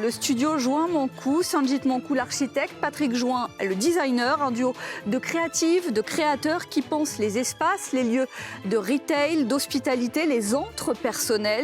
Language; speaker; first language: French; native; French